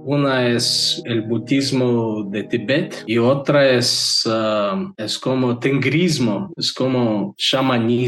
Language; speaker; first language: Spanish; non-native, learner; Mongolian